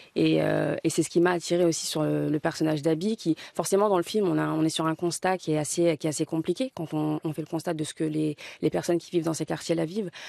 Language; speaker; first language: French; native; French